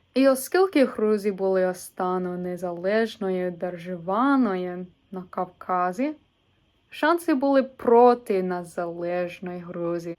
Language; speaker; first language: Ukrainian; non-native, learner; English